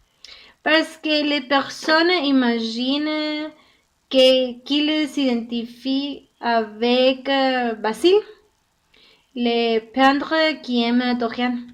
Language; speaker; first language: French; non-native, learner; Spanish